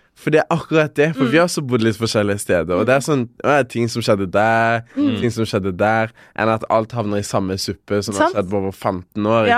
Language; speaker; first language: Norwegian; early bilingual, other home language; Kinyarwanda